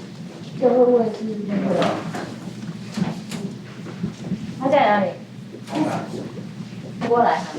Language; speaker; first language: Chinese; non-native, fluent; Vietnamese